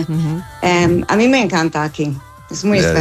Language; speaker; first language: Spanish; non-native, learner; English